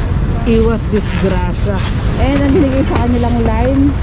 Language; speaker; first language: Filipino; native; Filipino